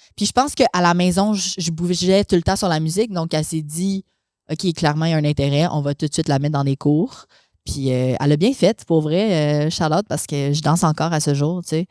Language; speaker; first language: French; native; French